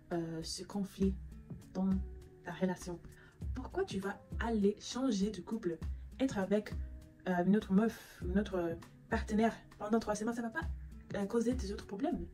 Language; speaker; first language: French; non-native, fluent; English